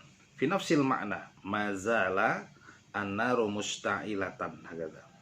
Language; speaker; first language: Arabic; non-native, fluent; Indonesian